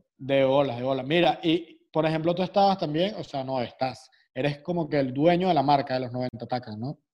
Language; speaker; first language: Spanish; native; Spanish